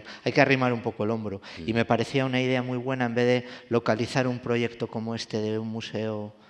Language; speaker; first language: Spanish; native; Spanish